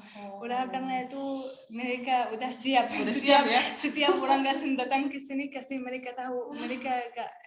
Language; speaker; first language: Indonesian; non-native, learner; Arabic